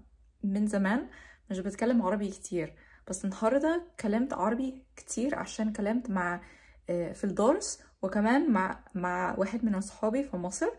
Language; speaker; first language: Arabic; non-native, learner; English